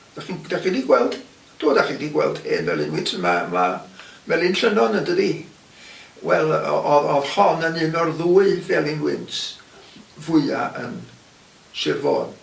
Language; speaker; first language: Welsh; native; Welsh